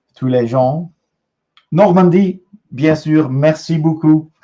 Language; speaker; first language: French; non-native, learner; Dutch